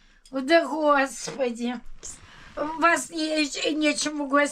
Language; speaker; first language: Russian; native; Russian